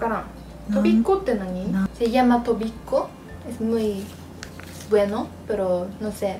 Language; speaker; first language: Spanish; non-native, learner; Japanese